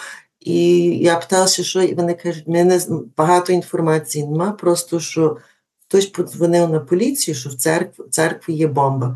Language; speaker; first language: Ukrainian; early bilingual, heritage; Ukrainian